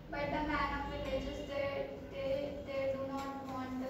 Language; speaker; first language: English; non-native, learner; Hindi